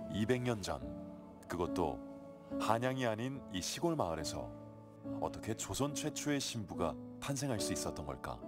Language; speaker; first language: Korean; native; Korean